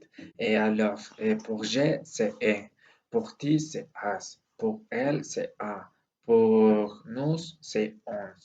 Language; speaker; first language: French; non-native, learner; Spanish